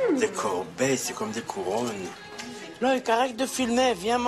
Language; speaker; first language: French; non-native, fluent; Hebrew